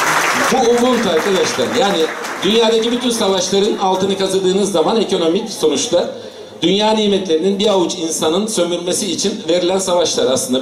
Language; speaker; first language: Turkish; native; Turkish